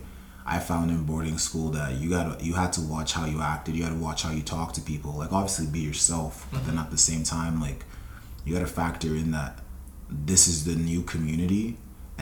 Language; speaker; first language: English; non-native, local second language; Yoruba